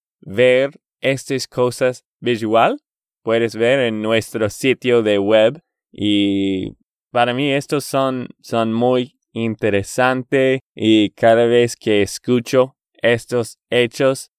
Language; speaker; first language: Spanish; non-native, fluent; English